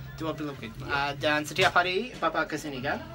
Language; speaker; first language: Indonesian; non-native, learner; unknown